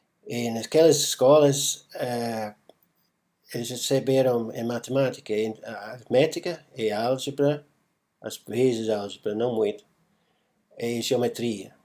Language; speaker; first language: Portuguese; non-native, fluent; English